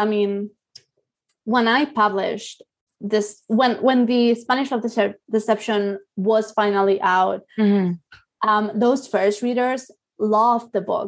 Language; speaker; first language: English; non-native, fluent; Spanish